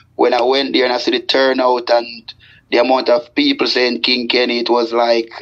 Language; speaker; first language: English; non-native, local second language; Jamaican Creole English